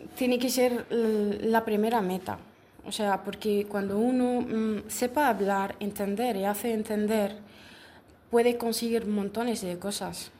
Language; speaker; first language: Spanish; non-native, fluent; Arabic